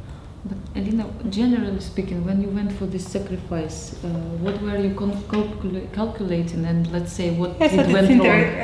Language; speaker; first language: English; non-native, fluent; Russian